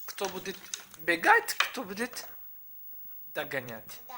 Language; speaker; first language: Russian; non-native, learner; Turkish